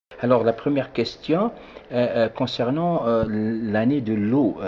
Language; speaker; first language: French; non-native, local second language; Arabic